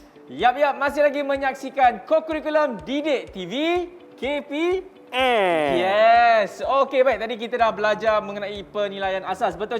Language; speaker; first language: Malay; native; Malay